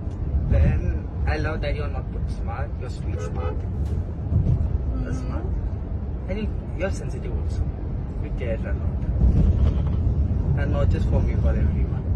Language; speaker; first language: English; non-native, local second language; Hindi